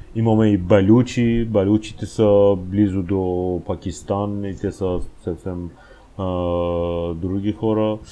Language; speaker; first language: Bulgarian; non-native, fluent; Persian